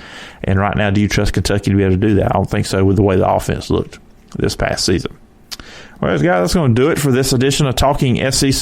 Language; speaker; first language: English; native; English